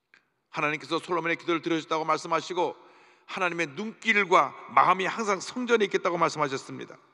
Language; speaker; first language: Korean; native; Korean